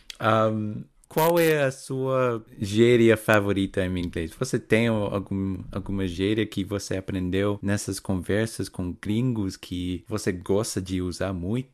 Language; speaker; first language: Portuguese; non-native, fluent; English